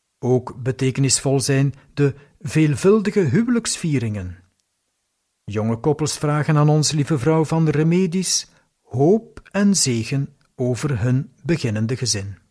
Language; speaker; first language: Dutch; native; Dutch